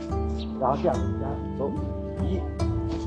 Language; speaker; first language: Chinese; native; Chinese